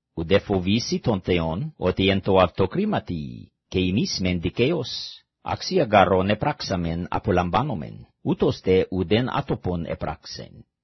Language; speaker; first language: Greek; non-native, fluent; English